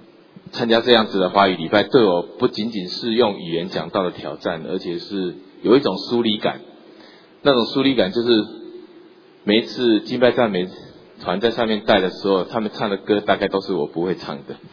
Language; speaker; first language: Chinese; native; Chinese